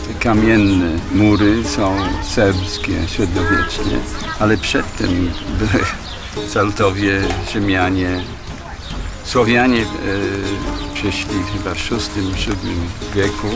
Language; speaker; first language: Polish; non-native, fluent; English